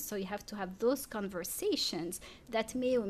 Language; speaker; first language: English; non-native, fluent; French